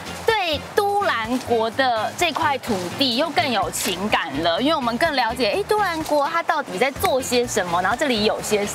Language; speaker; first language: Chinese; native; Chinese